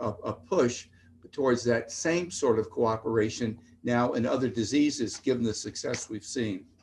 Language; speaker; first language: English; native; English